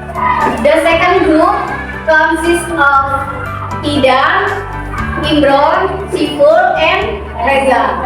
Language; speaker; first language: English; non-native, learner; Indonesian